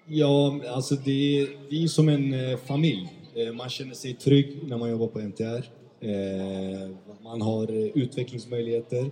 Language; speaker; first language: Swedish; early bilingual, other home language; Turkish